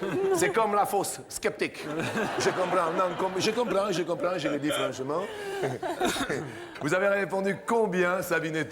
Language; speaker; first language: French; native; French